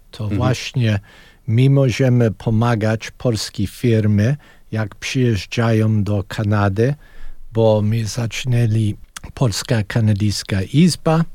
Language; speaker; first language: Polish; early bilingual, heritage; Polish